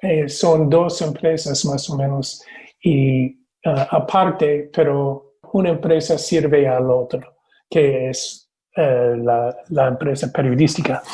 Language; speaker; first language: Spanish; non-native, fluent; English